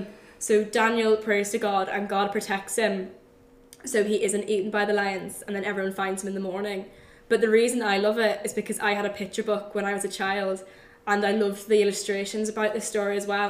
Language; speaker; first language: English; native; English